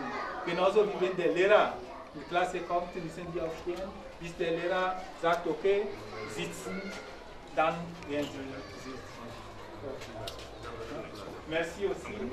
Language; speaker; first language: German; non-native, fluent; Ewe